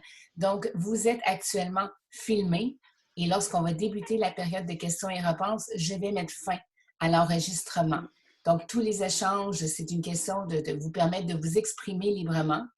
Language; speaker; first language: French; native; French